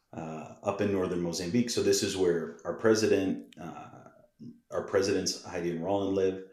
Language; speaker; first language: English; native; English